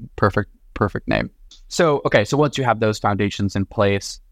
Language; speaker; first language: English; native; English